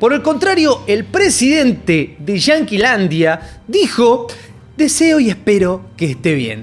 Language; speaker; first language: Spanish; native; Spanish